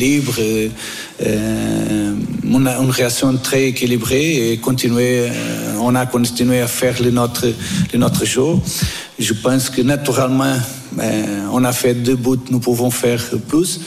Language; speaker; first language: French; non-native, fluent; Portuguese